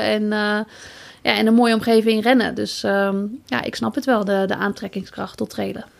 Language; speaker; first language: Dutch; native; Dutch